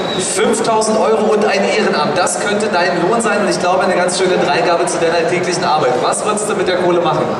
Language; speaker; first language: German; native; German